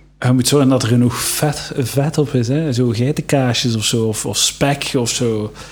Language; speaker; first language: Dutch; native; Dutch